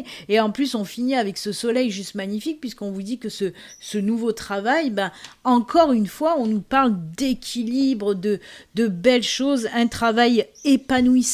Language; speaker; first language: French; native; French